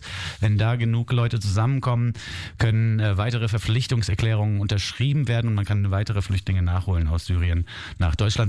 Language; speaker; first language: German; native; German